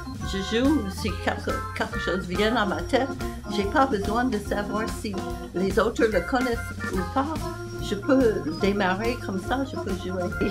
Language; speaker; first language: French; non-native, fluent; English